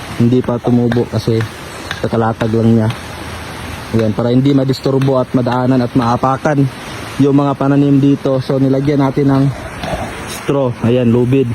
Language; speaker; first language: Filipino; native; Filipino